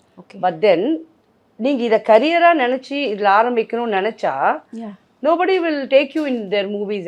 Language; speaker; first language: Tamil; native; Tamil